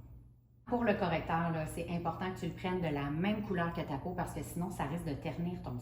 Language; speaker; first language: French; native; French